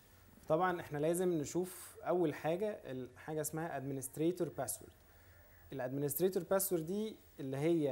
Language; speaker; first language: Arabic; native; Arabic